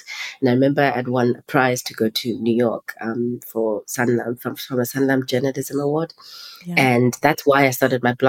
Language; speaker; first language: English; non-native, local second language; Xhosa